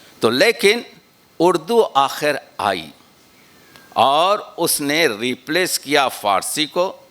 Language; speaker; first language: Urdu; native; Urdu